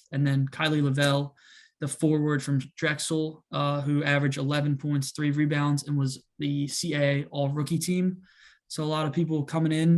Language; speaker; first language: English; native; English